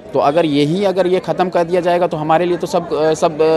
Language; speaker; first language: Hindi; native; Hindi